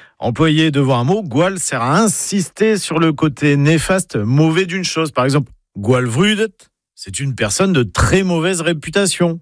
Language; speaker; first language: French; native; French